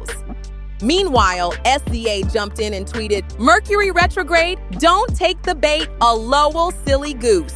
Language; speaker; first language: English; native; English